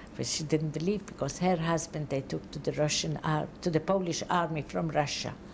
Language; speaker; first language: English; non-native, fluent; Polish